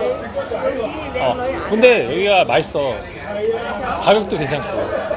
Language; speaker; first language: Korean; native; Korean